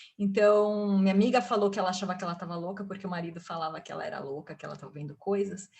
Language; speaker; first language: Portuguese; native; Portuguese